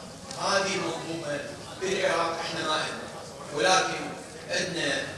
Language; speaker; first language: Arabic; native; Arabic